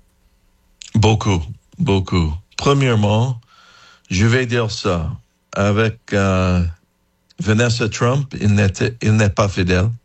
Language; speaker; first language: French; non-native, fluent; English